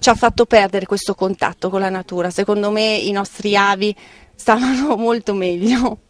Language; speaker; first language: Italian; native; Italian